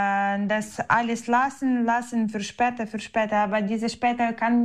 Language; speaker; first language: German; non-native, learner; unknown